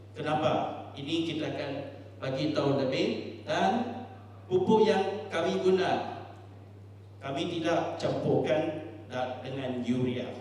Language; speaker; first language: Malay; non-native, local second language; Chinese